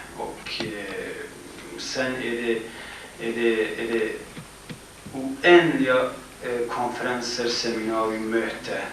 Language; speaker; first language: Swedish; non-native, fluent; Kurdish